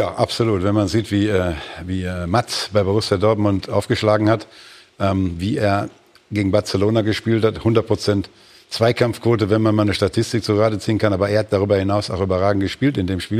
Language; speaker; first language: German; native; German